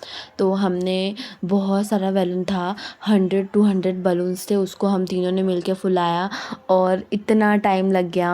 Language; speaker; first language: Hindi; native; Hindi